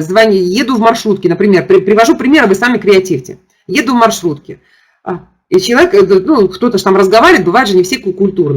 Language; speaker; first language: Russian; native; Russian